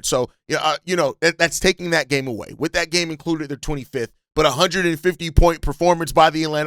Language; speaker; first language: English; native; English